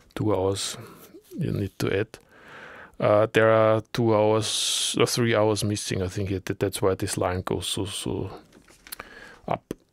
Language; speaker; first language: English; non-native, learner; German